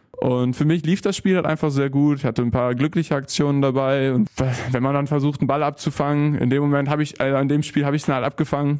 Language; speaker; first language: German; native; German